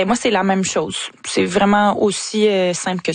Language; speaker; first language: French; native; French